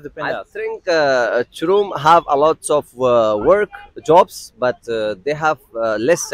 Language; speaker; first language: English; non-native, learner; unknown